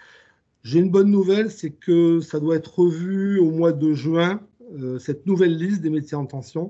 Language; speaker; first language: French; native; French